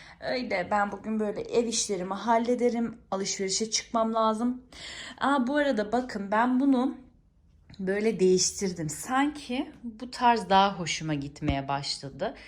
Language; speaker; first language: Turkish; early bilingual, heritage; Turkish